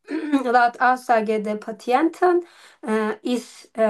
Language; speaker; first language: German; non-native, learner; Turkish